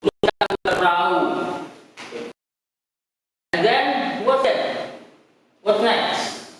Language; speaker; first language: English; non-native, learner; Indonesian